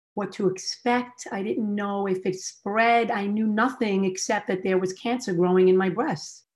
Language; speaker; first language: English; native; English